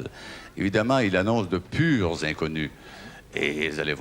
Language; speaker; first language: French; native; French